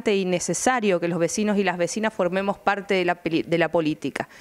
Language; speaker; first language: Spanish; native; Spanish